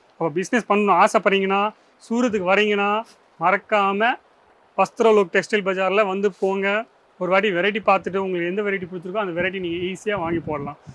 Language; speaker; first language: Tamil; native; Tamil